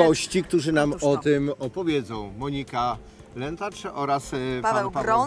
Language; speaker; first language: Polish; native; Polish